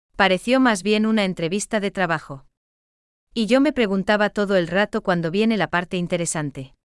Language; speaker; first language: Spanish; non-native, fluent; German